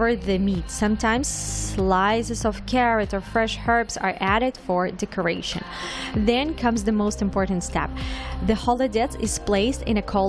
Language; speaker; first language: English; non-native, fluent; Ukrainian